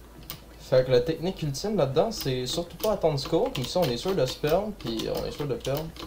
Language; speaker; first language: French; native; French